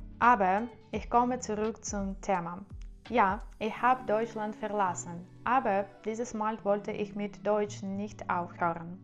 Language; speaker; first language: German; non-native, learner; Ukrainian